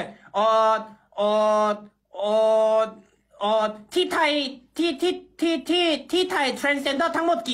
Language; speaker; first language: Thai; non-native, fluent; Korean